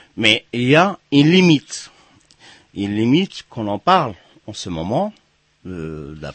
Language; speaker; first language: French; non-native, local second language; Arabic